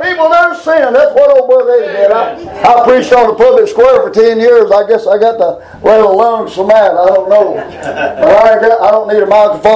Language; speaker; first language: English; native; English